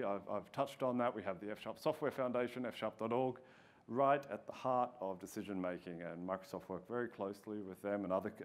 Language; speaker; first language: English; native; English